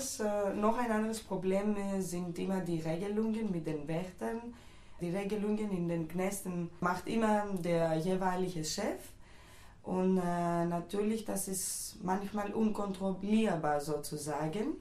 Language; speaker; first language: German; non-native, fluent; Greek